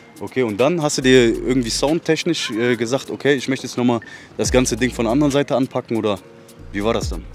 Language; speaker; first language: German; native; German